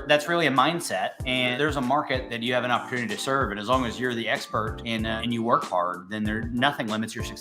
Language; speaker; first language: English; native; English